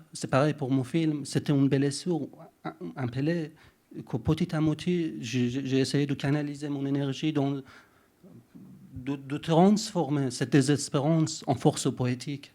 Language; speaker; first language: French; non-native, fluent; Persian